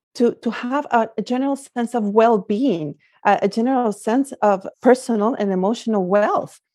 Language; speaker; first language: English; non-native, fluent; Spanish